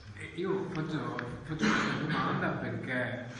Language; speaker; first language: Italian; native; Italian